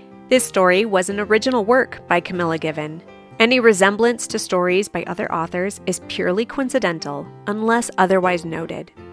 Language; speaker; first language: English; native; English